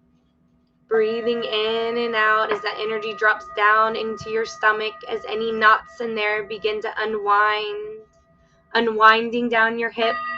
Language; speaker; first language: English; native; English